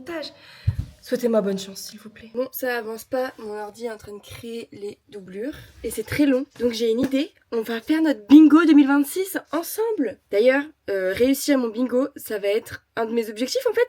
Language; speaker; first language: French; native; French